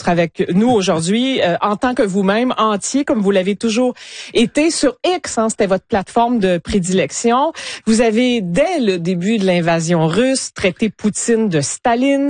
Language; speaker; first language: French; native; French